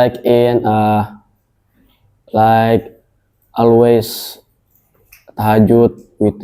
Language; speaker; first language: English; non-native, learner; Indonesian